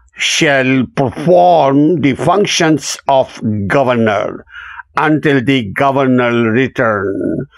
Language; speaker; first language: English; non-native, local second language; Urdu